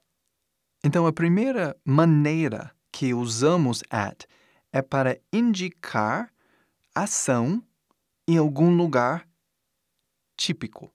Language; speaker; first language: Portuguese; non-native, fluent; English